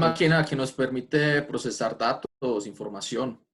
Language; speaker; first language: Spanish; native; Spanish